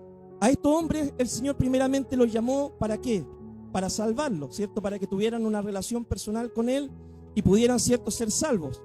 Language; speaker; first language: Spanish; native; Spanish